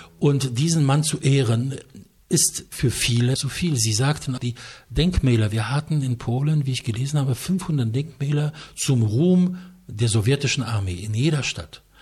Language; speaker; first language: German; non-native, fluent; Polish